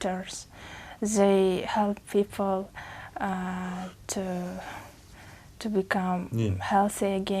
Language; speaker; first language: English; non-native, learner; Uzbek